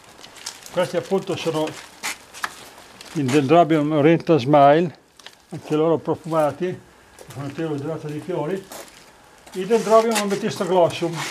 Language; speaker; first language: Italian; native; Italian